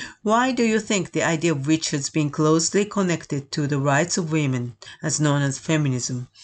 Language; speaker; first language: English; non-native, fluent; Japanese